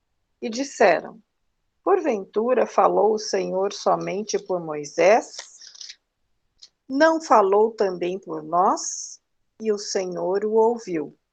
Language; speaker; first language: Portuguese; native; Portuguese